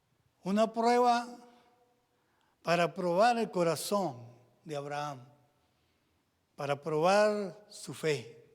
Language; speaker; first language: Spanish; native; Spanish